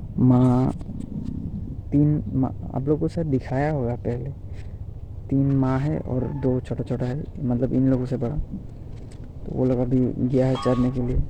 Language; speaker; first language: Hindi; non-native, local second language; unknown